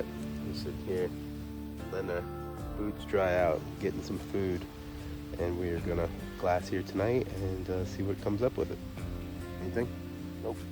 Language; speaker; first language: English; native; English